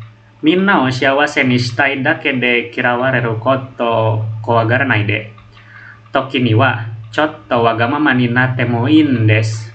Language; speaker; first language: Japanese; non-native, learner; Indonesian